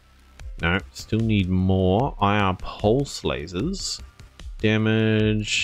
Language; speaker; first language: English; native; English